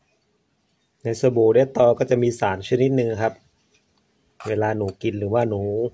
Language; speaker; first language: Thai; native; Thai